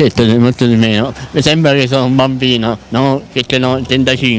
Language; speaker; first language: Italian; non-native, local second language; Sicilian